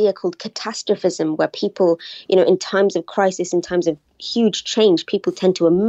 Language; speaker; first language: English; native; English